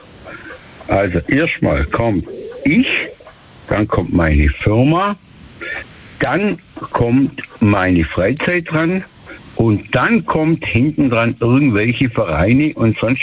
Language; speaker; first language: German; native; German